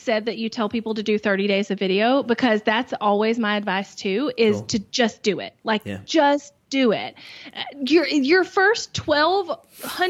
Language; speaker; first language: English; native; English